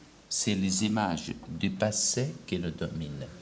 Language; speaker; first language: French; non-native, local second language; Arabic